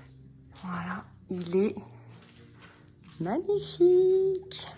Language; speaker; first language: French; native; French